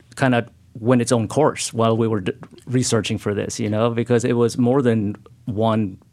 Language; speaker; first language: English; non-native, fluent; Spanish